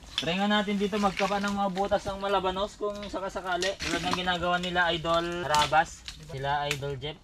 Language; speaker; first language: Filipino; native; Filipino